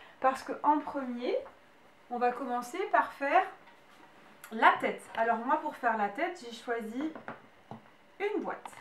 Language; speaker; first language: French; native; French